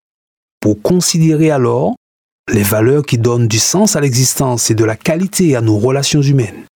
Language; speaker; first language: French; native; French